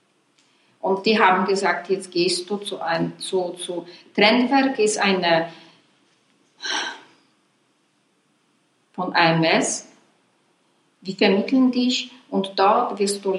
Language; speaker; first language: German; non-native, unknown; Polish